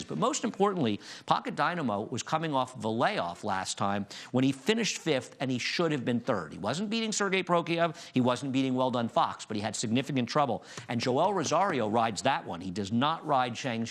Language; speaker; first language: English; native; English